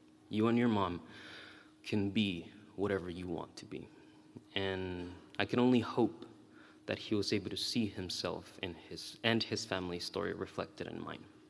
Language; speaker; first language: English; early bilingual, other home language; Spanish